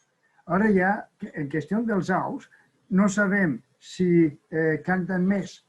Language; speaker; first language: Catalan; non-native, fluent; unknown